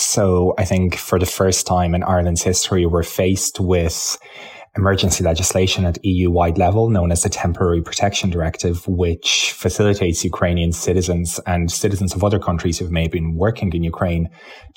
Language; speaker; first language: English; non-native, local second language; Lithuanian